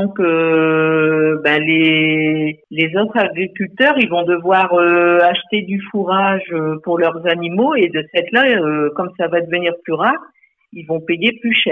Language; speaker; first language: French; native; French